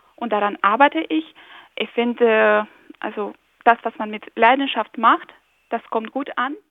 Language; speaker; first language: German; non-native, fluent; Ukrainian